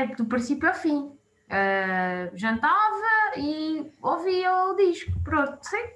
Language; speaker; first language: Portuguese; native; Portuguese